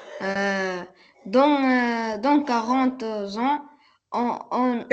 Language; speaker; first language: French; non-native, learner; Arabic